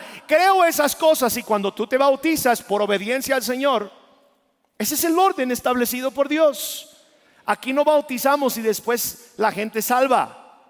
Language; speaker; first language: Spanish; native; Spanish